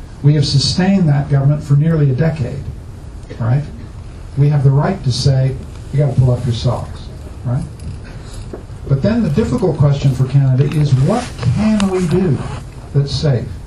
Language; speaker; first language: English; native; English